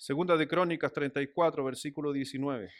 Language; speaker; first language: Spanish; native; Spanish